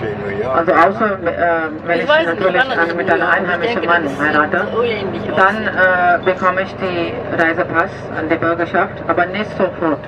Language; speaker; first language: German; non-native, fluent; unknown